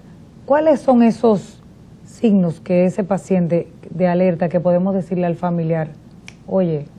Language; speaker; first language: Spanish; native; Spanish